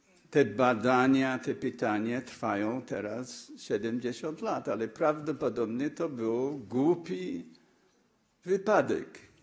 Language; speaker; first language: Polish; non-native, fluent; English